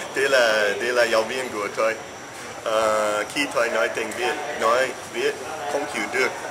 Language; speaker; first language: Vietnamese; non-native, learner; English